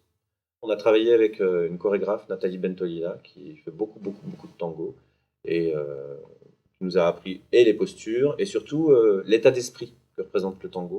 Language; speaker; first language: French; native; French